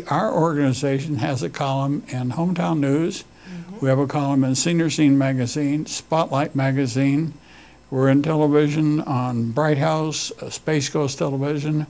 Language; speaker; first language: English; native; English